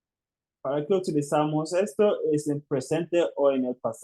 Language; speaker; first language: Spanish; non-native, fluent; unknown